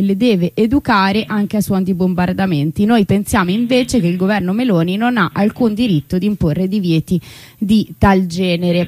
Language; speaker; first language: Italian; native; Italian